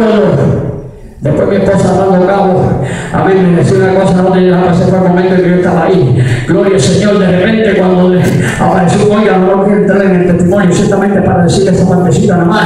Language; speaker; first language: Spanish; native; Spanish